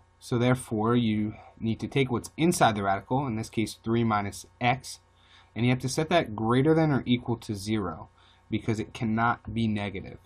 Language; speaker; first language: English; native; English